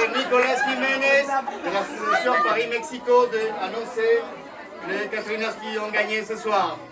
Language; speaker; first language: French; non-native, fluent; Spanish